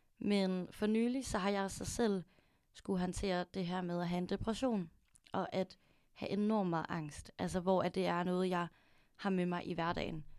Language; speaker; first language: Danish; early bilingual, other home language; Filipino